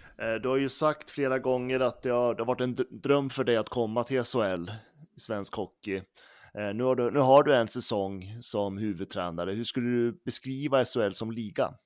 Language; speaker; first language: Swedish; native; Swedish